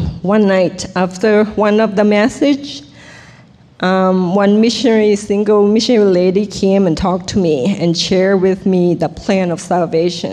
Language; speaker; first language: English; non-native, fluent; Thai